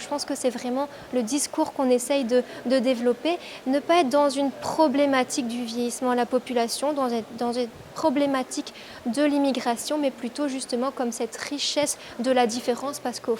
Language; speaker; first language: French; native; French